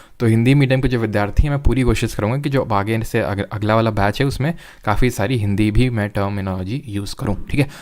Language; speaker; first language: Hindi; native; Hindi